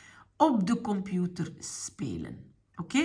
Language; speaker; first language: Dutch; non-native, local second language; French